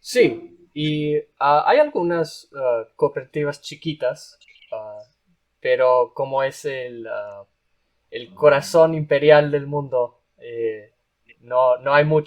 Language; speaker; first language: Spanish; non-native, fluent; English